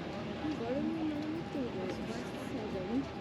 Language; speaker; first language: Japanese; native; Japanese